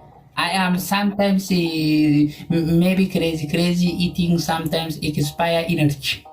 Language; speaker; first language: English; non-native, learner; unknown